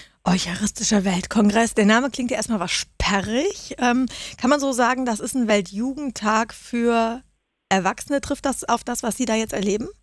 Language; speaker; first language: German; native; German